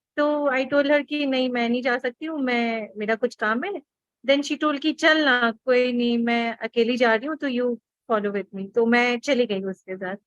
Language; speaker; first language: Hindi; non-native, local second language; Assamese